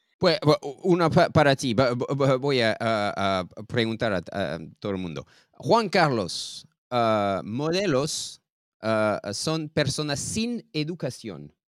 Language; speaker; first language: Spanish; non-native, learner; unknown